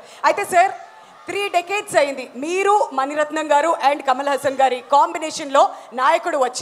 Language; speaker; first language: Telugu; native; Telugu